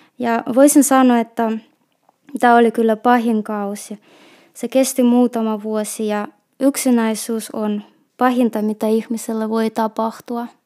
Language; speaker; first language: Finnish; non-native, fluent; Russian